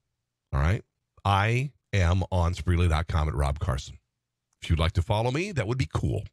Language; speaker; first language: English; native; English